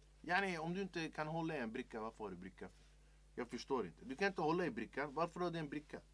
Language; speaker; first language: Swedish; early bilingual, other home language; Kurdish